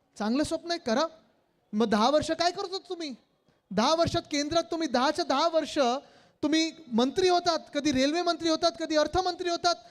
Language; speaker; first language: Marathi; native; Marathi